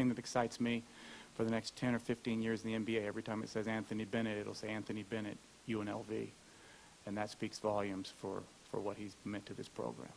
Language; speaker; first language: English; native; English